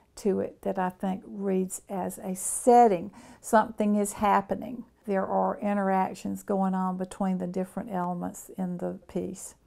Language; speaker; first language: English; native; English